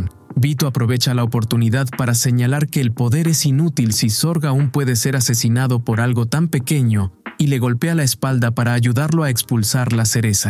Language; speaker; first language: Spanish; native; Spanish